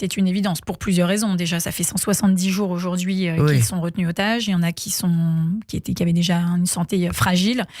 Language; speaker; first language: French; native; French